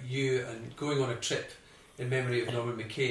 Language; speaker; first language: English; native; English